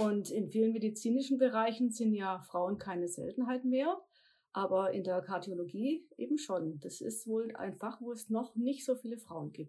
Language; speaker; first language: German; native; German